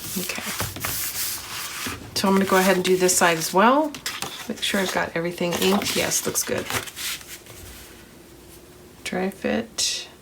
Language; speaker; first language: English; native; English